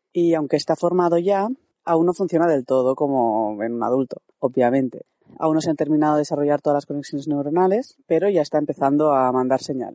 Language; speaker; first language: Spanish; native; Spanish